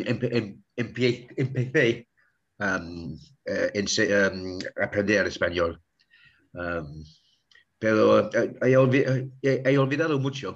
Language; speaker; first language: Spanish; non-native, learner; English